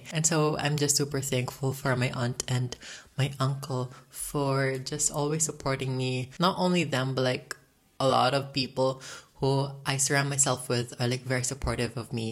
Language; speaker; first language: English; non-native, local second language; Cebuano